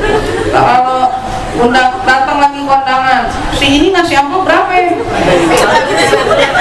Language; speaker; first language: Indonesian; native; Indonesian